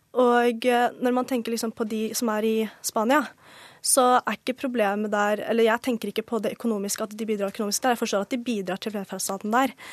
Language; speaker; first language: Norwegian; early bilingual, other home language; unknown